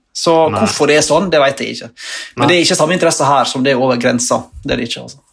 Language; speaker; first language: Norwegian; native; Norwegian